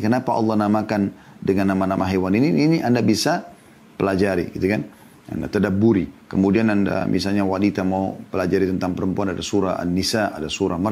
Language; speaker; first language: Indonesian; native; Indonesian